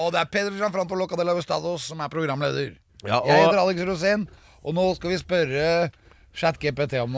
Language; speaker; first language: Norwegian; native; Norwegian